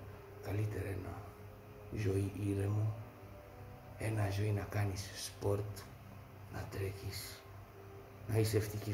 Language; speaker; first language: Greek; non-native, fluent; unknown